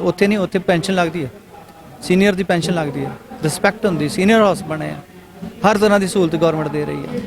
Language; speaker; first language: Punjabi; native; Punjabi